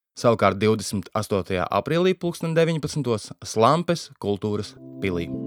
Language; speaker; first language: Latvian; native; Latvian